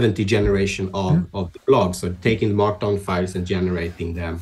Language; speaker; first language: English; non-native, fluent; Swedish